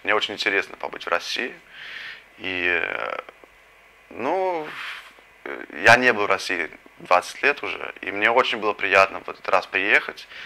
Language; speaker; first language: Russian; early bilingual, heritage; Russian